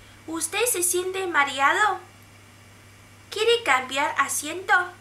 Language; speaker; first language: Spanish; non-native, fluent; Chinese